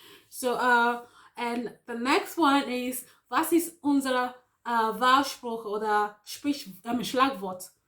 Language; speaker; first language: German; non-native, learner; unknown